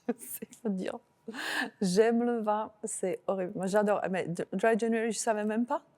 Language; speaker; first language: French; non-native, fluent; Slovak